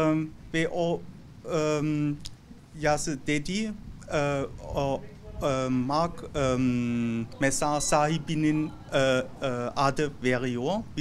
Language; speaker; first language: Turkish; non-native, learner; German